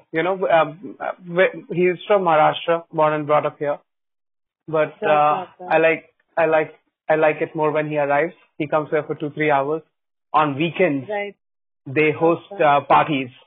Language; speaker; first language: English; non-native, local second language; Hindi